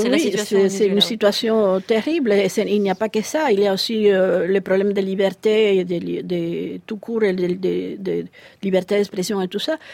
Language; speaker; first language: French; non-native, fluent; Spanish